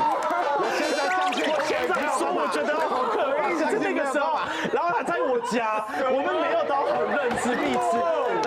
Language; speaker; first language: Chinese; non-native, fluent; French